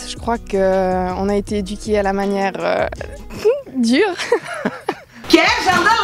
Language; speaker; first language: French; native; French